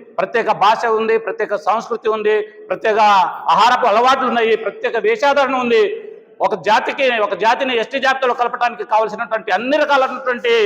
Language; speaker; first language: Telugu; non-native, local second language; Lambadi